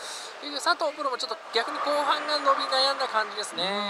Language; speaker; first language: Japanese; native; Japanese